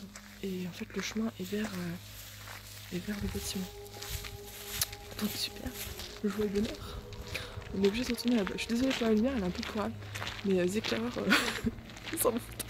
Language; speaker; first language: French; native; French